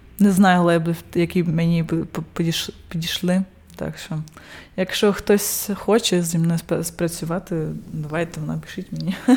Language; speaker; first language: Ukrainian; early bilingual, heritage; Ukrainian